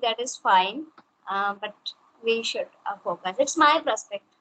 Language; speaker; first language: English; non-native, local second language; Hindi